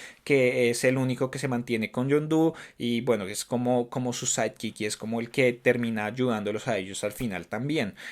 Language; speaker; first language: Spanish; native; Spanish